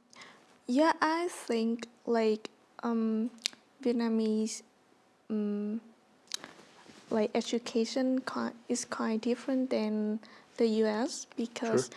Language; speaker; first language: English; non-native, learner; Vietnamese